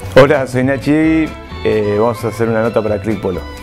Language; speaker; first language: Spanish; native; Spanish